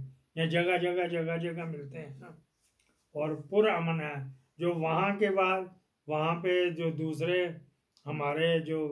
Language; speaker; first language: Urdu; non-native, local second language; Punjabi